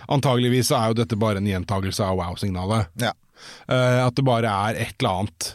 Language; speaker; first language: Norwegian; native; Norwegian